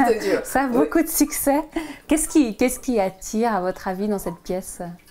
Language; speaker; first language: French; native; French